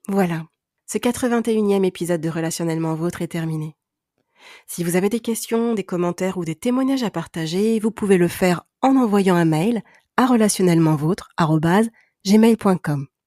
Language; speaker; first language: French; native; French